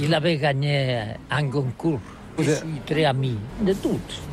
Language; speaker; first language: French; non-native, learner; Catalan